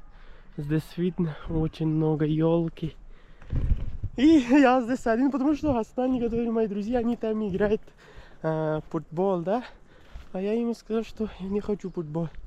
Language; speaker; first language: Russian; non-native, learner; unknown